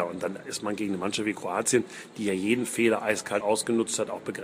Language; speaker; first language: German; native; German